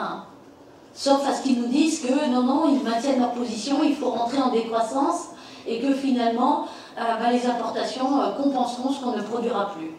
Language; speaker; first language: French; native; French